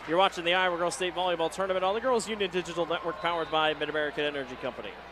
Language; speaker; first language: English; native; English